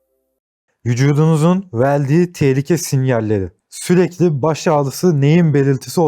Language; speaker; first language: Turkish; native; Turkish